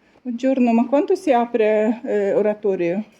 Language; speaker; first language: Italian; non-native, learner; Ukrainian